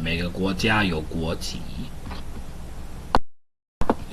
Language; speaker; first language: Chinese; non-native, learner; English